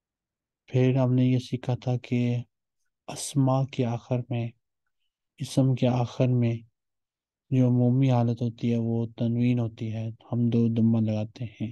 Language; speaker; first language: Urdu; native; Urdu